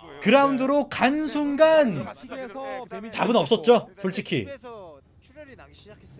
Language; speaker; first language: Korean; native; Korean